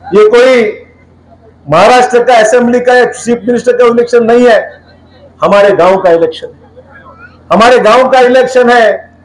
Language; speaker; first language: Hindi; non-native, local second language; Marathi